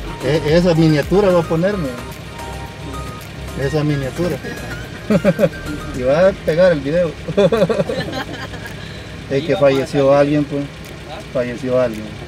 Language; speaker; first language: Spanish; native; Spanish